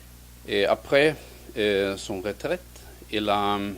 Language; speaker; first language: French; non-native, fluent; Swedish